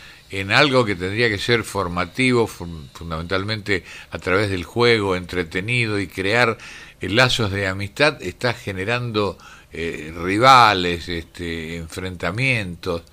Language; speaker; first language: Spanish; native; Spanish